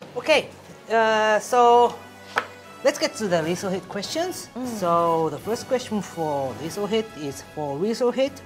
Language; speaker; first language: English; non-native, fluent; Japanese